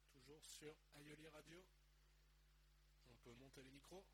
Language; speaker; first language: French; native; French